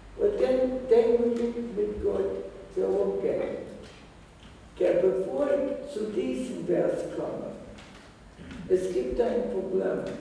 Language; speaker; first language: German; non-native, fluent; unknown